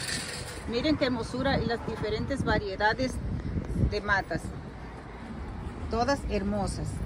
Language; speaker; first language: Spanish; native; Spanish